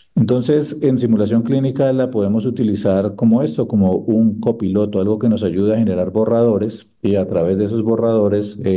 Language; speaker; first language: Spanish; native; Spanish